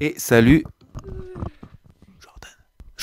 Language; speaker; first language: French; native; French